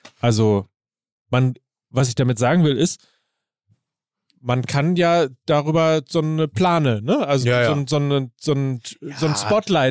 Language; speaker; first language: German; native; German